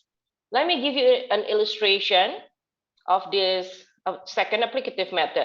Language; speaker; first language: English; non-native, fluent; Indonesian